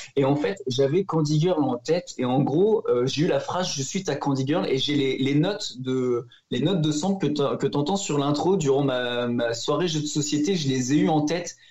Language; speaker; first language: French; early bilingual, heritage; Spanish